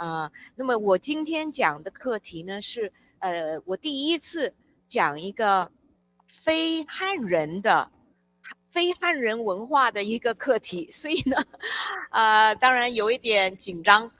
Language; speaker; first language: Chinese; early bilingual, heritage; English